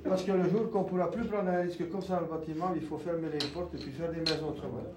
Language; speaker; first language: French; native; French